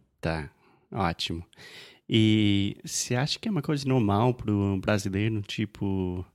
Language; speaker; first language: Portuguese; non-native, fluent; English